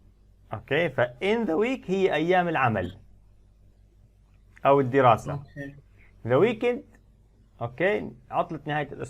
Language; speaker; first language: Arabic; native; Arabic